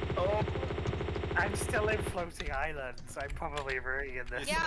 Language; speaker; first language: English; native; English